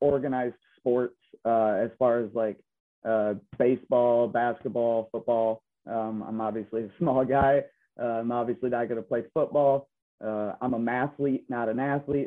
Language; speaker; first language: English; native; English